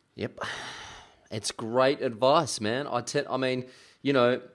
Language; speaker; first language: English; early bilingual, other home language; German